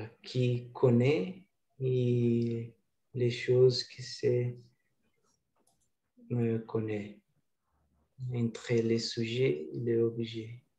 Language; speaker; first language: French; non-native, learner; Portuguese